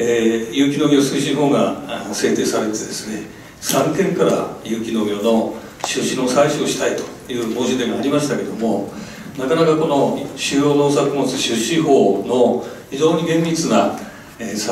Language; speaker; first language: Japanese; native; Japanese